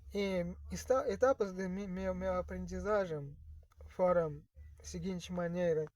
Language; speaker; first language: Portuguese; non-native, fluent; Russian